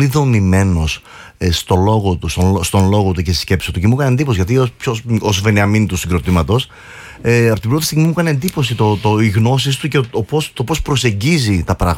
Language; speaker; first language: Greek; native; Greek